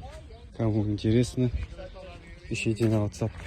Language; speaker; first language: Russian; non-native, local second language; Kazakh